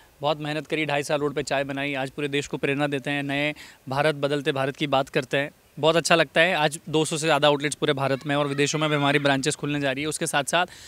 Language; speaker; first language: Hindi; native; Hindi